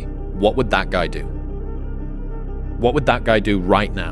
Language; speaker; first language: English; native; English